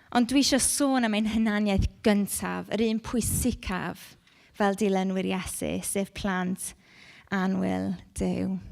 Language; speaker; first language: Welsh; non-native, local second language; English